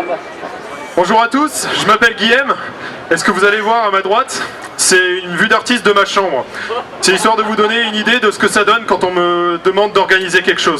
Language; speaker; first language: French; native; French